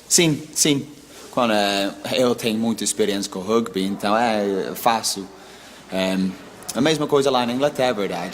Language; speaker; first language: Portuguese; non-native, learner; English